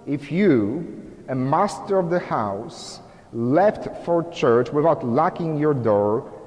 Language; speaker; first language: English; non-native, fluent; Polish